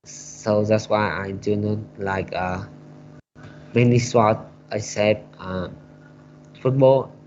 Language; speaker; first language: English; non-native, learner; Vietnamese